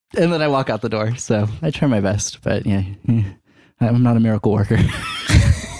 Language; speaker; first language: English; native; English